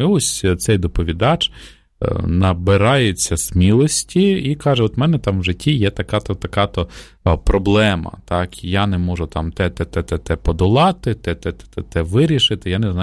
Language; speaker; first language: Ukrainian; native; Ukrainian